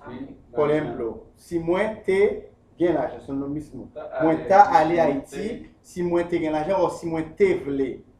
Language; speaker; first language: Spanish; non-native, fluent; Haitian Creole